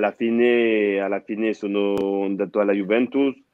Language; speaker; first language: Italian; non-native, fluent; French